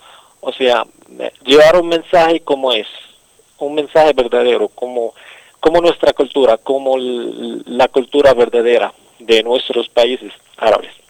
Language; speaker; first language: Spanish; non-native, local second language; Arabic